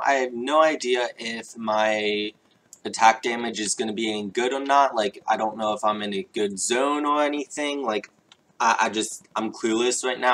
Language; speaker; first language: English; native; English